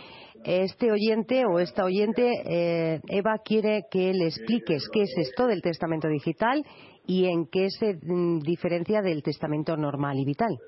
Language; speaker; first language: Spanish; native; Spanish